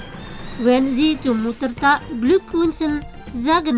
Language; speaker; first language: German; non-native, learner; Indonesian